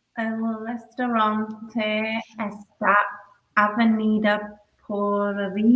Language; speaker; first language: Spanish; non-native, learner; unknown